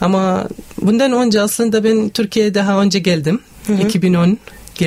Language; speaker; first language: Turkish; non-native, learner; Arabic